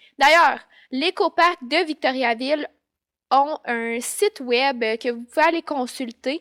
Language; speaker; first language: French; native; French